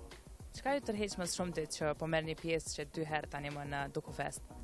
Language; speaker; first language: Albanian; native; Albanian